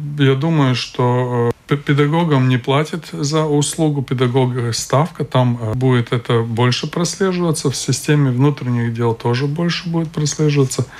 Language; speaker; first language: Russian; non-native, local second language; Latvian